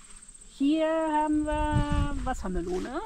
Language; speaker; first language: German; native; German